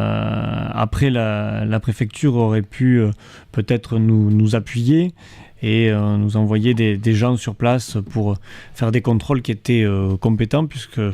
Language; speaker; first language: French; native; French